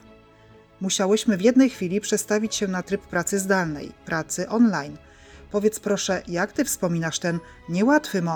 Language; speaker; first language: Polish; native; Polish